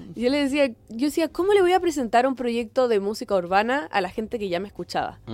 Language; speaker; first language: Spanish; native; Spanish